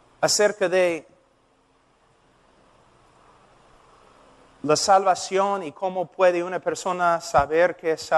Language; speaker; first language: Spanish; non-native, fluent; English